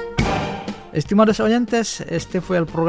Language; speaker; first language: Spanish; non-native, fluent; Indonesian